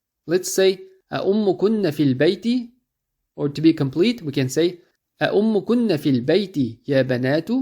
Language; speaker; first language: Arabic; non-native, fluent; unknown